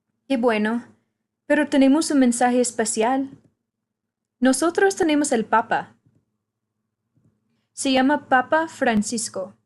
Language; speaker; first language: Spanish; non-native, fluent; English